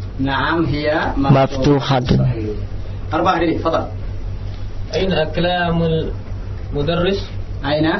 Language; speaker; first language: Arabic; non-native, fluent; Indonesian